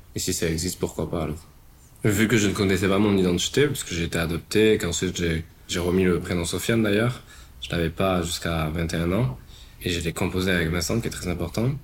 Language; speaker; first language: French; native; French